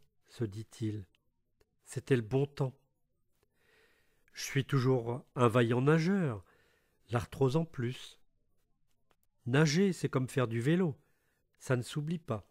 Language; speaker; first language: French; native; French